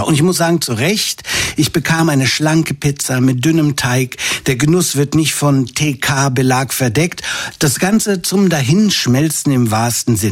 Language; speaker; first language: German; native; German